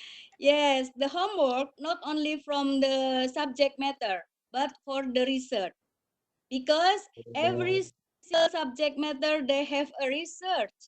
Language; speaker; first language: English; non-native, learner; Indonesian